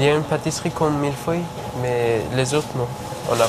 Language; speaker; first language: French; non-native, learner; Persian